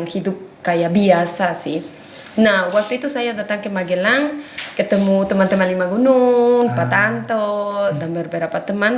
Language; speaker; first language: Indonesian; non-native, fluent; Spanish